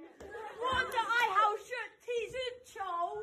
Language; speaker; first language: Chinese; non-native, learner; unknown